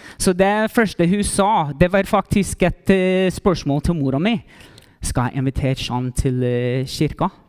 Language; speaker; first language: Norwegian; non-native, fluent; English